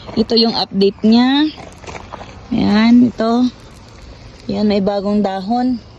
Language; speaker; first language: Filipino; non-native, local second language; Cebuano